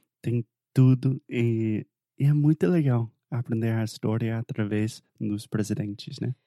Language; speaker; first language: Portuguese; non-native, fluent; English